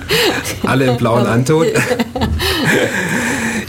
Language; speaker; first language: German; native; German